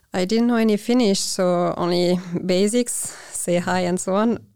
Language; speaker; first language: English; non-native, fluent; French